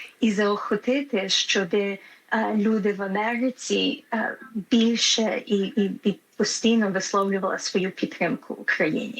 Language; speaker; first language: Ukrainian; early bilingual, heritage; Ukrainian